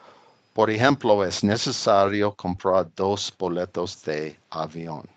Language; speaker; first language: Spanish; non-native, fluent; English